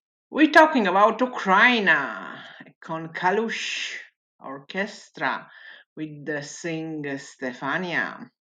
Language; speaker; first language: English; non-native, learner; Italian